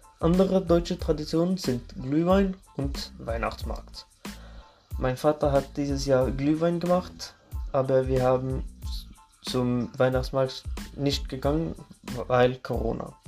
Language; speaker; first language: German; non-native, learner; Norwegian